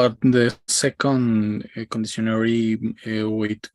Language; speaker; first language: English; non-native, learner; Spanish